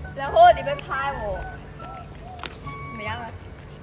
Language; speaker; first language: Chinese; non-native, fluent; Lao